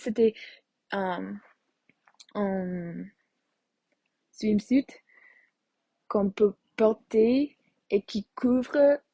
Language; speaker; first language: French; non-native, learner; English